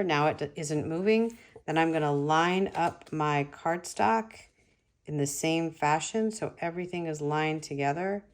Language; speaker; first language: English; native; English